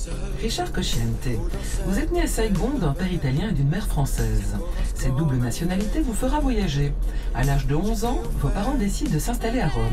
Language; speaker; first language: French; native; French